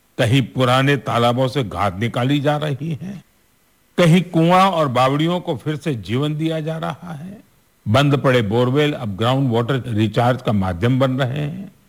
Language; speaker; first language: Hindi; non-native, local second language; Gujarati